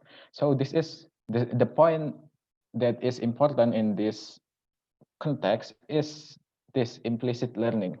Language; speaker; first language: English; non-native, local second language; Indonesian